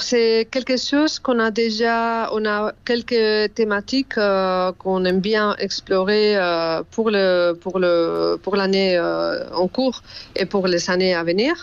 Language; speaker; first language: French; non-native, fluent; Spanish